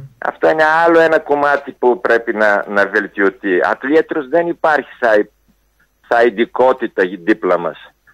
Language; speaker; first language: Greek; non-native, fluent; Bulgarian